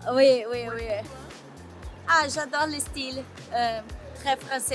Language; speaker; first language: French; non-native, learner; Portuguese